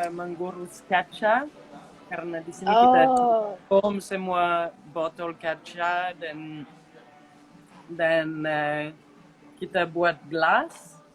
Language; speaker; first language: Indonesian; non-native, fluent; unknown